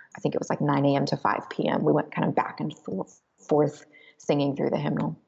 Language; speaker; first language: English; native; English